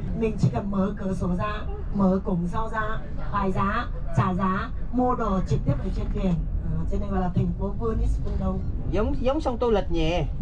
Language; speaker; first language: Vietnamese; non-native, fluent; Chinese